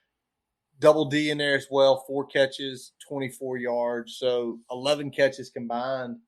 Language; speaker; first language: English; native; English